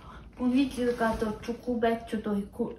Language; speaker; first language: Korean; non-native, learner; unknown